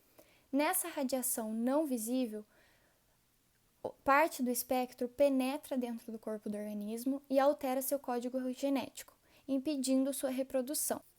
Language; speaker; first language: Portuguese; native; Portuguese